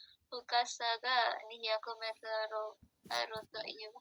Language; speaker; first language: Japanese; non-native, learner; Indonesian